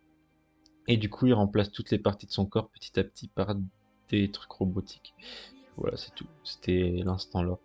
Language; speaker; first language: French; native; French